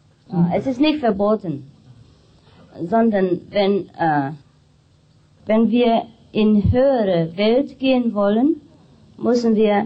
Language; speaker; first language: German; non-native, fluent; Vietnamese